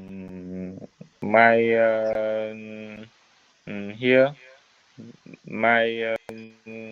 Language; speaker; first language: English; non-native, learner; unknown